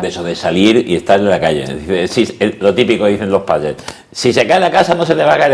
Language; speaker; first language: Spanish; native; Spanish